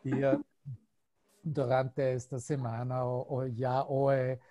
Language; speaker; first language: Spanish; non-native, fluent; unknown